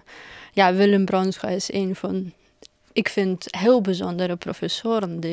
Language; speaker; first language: Dutch; non-native, fluent; Russian